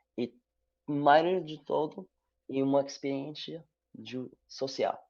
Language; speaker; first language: Portuguese; non-native, learner; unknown